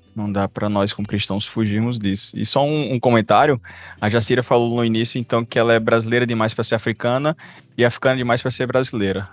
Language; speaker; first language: Portuguese; native; Portuguese